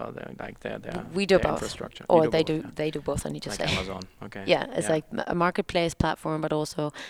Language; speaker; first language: English; non-native, fluent; German